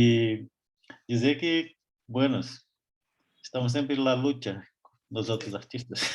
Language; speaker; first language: Spanish; non-native, fluent; Portuguese